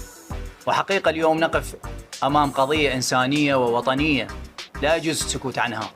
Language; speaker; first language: Arabic; native; Arabic